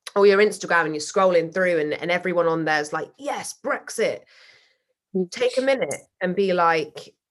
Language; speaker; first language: English; native; English